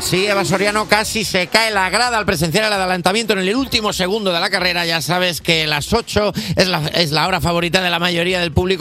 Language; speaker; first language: Spanish; native; Spanish